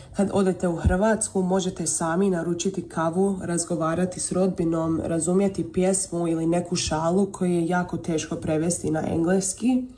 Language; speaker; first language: Serbian; early bilingual, heritage; Croatian